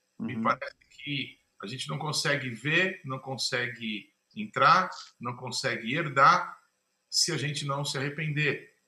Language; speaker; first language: Portuguese; native; Portuguese